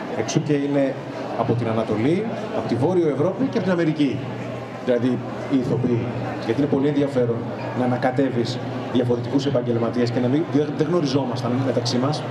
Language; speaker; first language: Greek; native; Greek